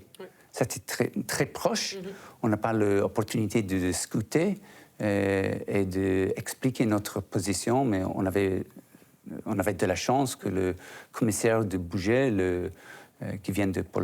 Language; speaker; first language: French; non-native, fluent; English